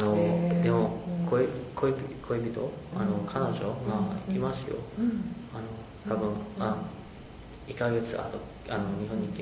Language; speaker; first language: Japanese; non-native, learner; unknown